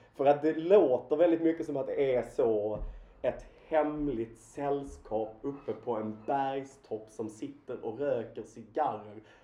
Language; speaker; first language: Swedish; native; Swedish